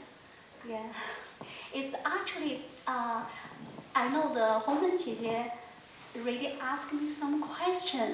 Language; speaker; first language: English; non-native, learner; Chinese